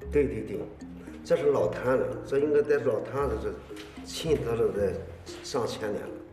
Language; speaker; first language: Chinese; native; Chinese